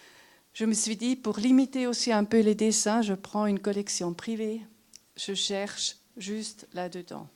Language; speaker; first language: French; non-native, local second language; German